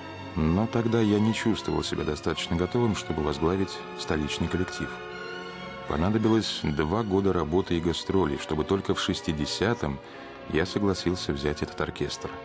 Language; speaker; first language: Russian; native; Russian